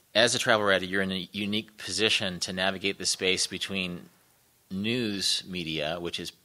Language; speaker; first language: English; native; English